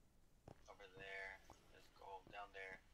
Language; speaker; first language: English; native; English